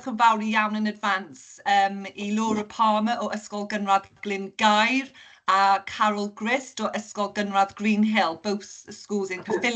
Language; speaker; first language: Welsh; non-native, local second language; English